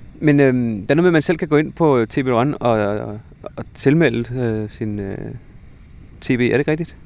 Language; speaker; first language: Danish; native; Danish